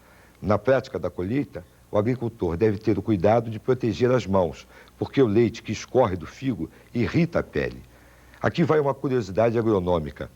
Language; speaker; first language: Portuguese; native; Portuguese